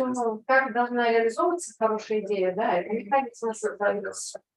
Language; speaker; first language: Russian; native; Russian